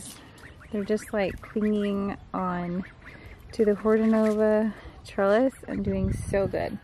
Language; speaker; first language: English; native; English